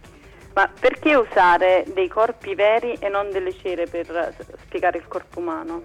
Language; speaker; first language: Italian; native; Italian